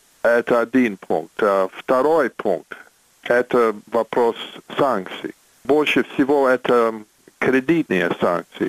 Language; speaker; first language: Russian; non-native, fluent; English